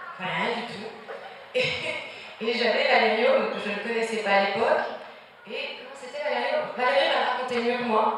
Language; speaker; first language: French; early bilingual, other home language; Spanish